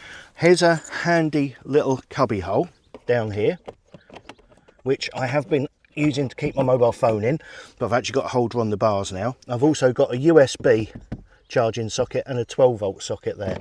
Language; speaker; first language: English; native; English